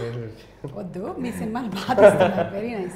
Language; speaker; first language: Telugu; native; Telugu